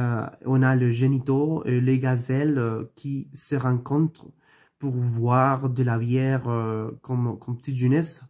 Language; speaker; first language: French; non-native, learner; Spanish